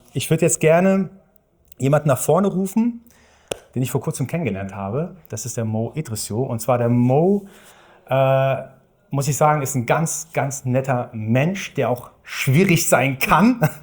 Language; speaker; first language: German; native; German